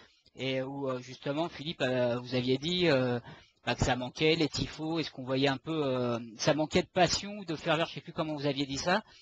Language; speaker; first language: French; native; French